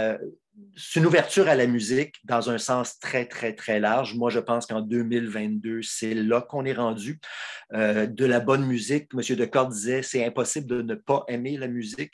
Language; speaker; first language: French; native; French